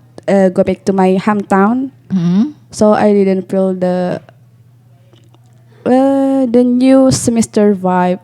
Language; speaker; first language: English; non-native, learner; Indonesian